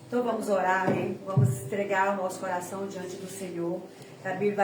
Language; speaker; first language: Portuguese; native; Portuguese